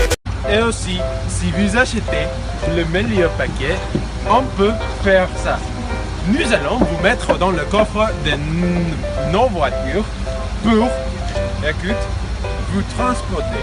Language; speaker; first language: French; non-native, learner; Spanish